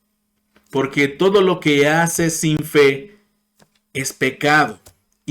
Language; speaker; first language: Spanish; non-native, fluent; English